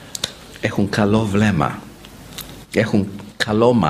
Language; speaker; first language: Greek; non-native, learner; English